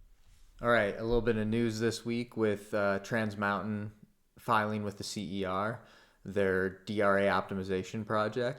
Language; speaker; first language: English; native; English